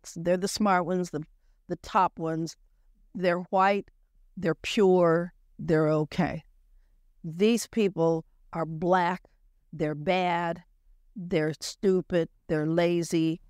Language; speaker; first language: English; native; English